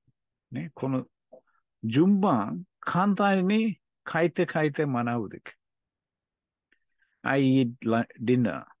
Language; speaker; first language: Japanese; non-native, learner; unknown